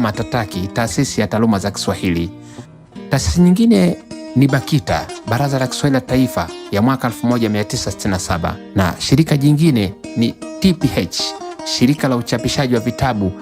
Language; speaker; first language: Swahili; native; Swahili